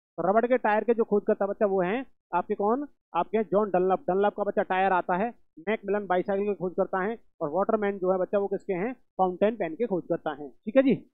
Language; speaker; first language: Hindi; native; Hindi